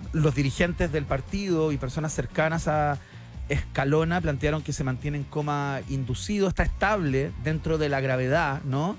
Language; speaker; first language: Spanish; native; Spanish